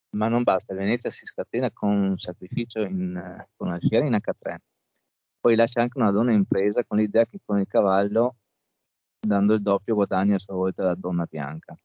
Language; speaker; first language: Italian; native; Italian